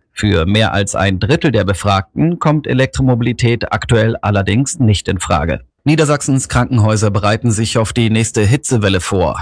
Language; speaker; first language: German; native; German